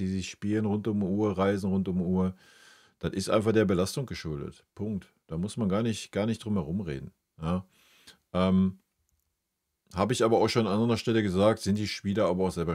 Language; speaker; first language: German; native; German